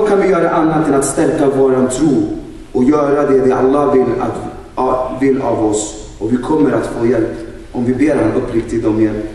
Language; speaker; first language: Swedish; non-native, fluent; Albanian